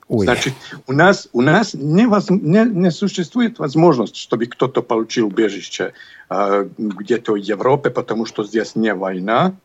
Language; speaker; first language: Russian; non-native, learner; Bosnian